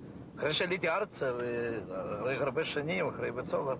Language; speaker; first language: Hebrew; non-native, fluent; Russian